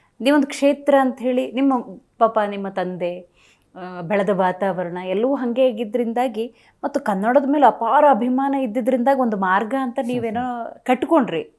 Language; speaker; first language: Kannada; native; Kannada